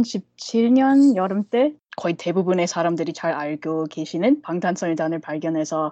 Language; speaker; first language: Korean; non-native, fluent; English